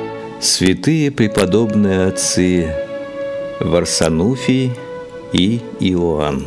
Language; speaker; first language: Russian; native; Russian